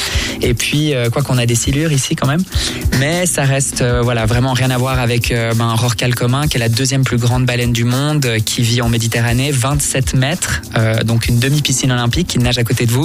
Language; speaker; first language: French; native; French